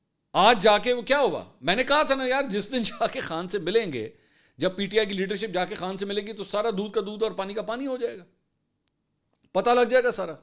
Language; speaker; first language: Urdu; native; Urdu